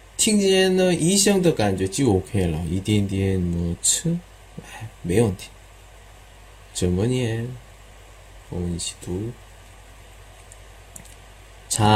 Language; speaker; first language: Chinese; non-native, learner; Korean